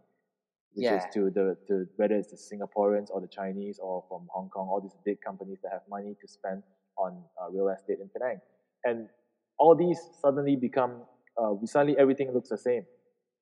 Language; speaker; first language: English; non-native, local second language; Min Nan Chinese